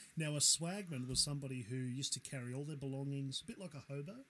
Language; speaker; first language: English; native; English